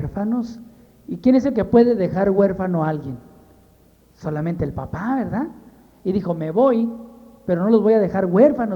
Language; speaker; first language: Spanish; native; Spanish